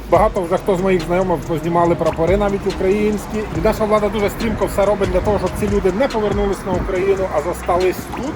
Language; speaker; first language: Ukrainian; non-native, local second language; Russian